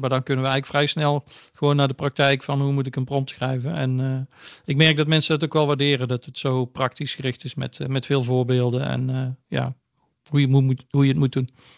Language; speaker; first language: Dutch; native; Dutch